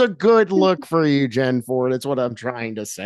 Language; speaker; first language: English; native; English